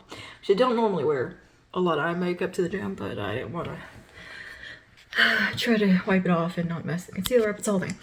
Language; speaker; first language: English; native; English